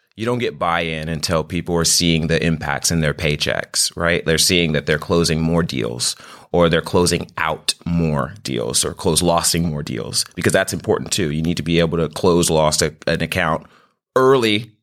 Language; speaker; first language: English; native; English